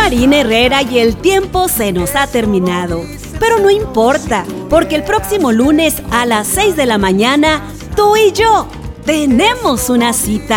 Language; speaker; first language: Spanish; native; Spanish